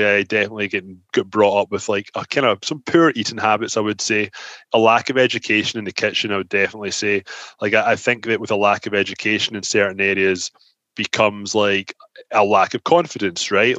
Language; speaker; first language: English; native; English